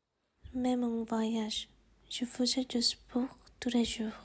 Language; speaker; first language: French; non-native, fluent; Korean